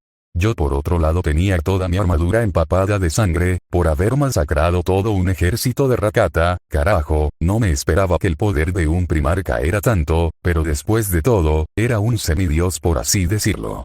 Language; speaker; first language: Spanish; native; Spanish